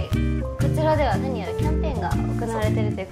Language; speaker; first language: Japanese; native; Japanese